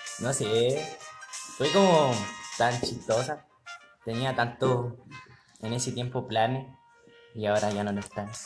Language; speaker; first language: Spanish; native; Spanish